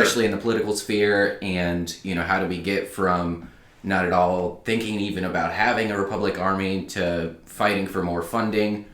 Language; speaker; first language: English; native; English